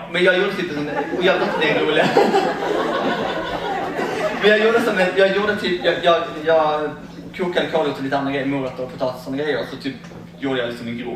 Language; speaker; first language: Swedish; native; Swedish